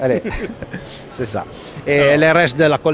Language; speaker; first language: French; non-native, fluent; Italian